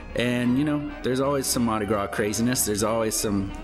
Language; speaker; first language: English; native; English